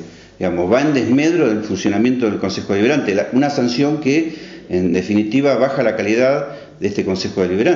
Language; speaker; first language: Spanish; native; Spanish